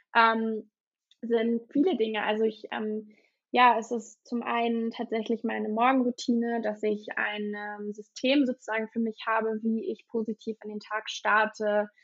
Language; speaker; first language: German; native; German